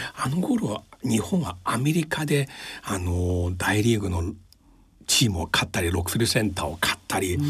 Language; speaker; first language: Japanese; non-native, fluent; Chinese